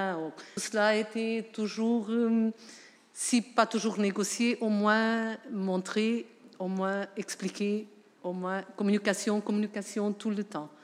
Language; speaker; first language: French; non-native, fluent; Portuguese